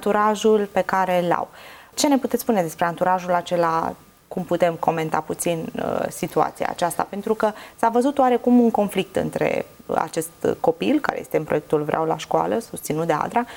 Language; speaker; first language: Romanian; native; Romanian